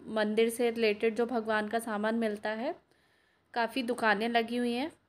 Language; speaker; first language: Hindi; native; Hindi